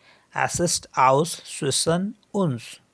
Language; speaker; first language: German; non-native, learner; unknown